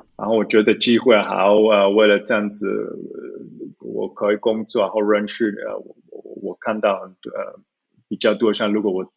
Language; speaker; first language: Chinese; early bilingual, heritage; Chinese